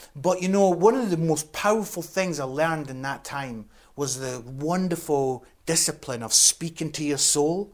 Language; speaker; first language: English; native; English